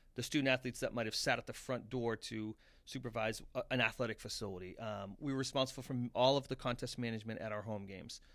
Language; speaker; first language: English; native; English